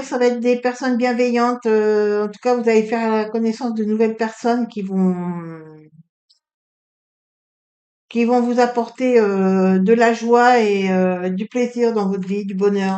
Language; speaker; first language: French; native; French